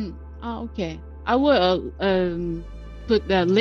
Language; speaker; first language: English; non-native, learner; Japanese